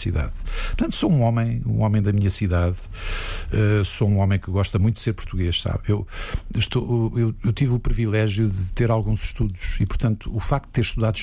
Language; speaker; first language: Portuguese; native; Portuguese